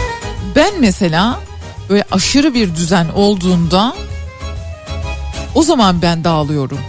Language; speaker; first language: Turkish; native; Turkish